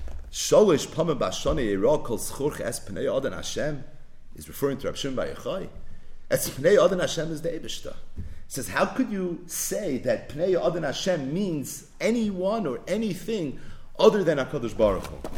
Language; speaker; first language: English; native; English